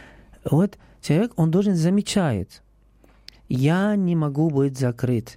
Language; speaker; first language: Russian; non-native, learner; Arabic